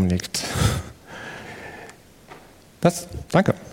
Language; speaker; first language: German; non-native, fluent; Spanish